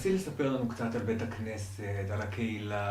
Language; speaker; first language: Hebrew; native; Hebrew